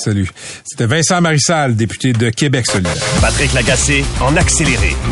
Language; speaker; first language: French; native; French